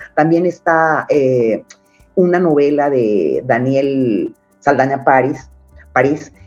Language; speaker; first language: Spanish; native; Spanish